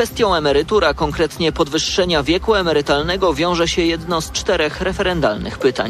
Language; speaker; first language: Polish; native; Polish